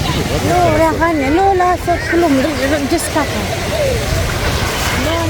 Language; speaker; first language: Hebrew; non-native, learner; Filipino